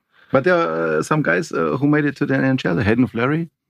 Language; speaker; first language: English; non-native, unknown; German